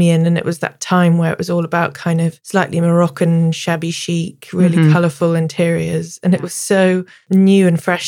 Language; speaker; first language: English; native; English